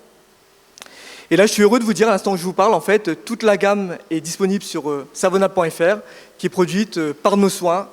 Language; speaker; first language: French; native; French